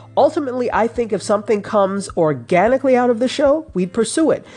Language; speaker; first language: English; native; English